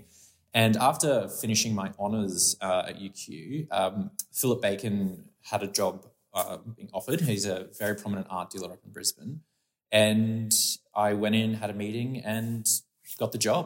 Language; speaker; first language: English; native; English